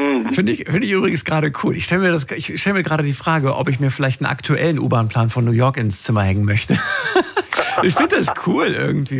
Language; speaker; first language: German; native; German